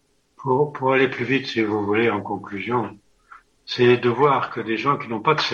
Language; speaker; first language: French; native; French